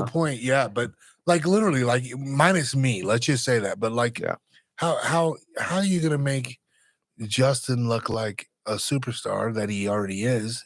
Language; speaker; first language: English; native; English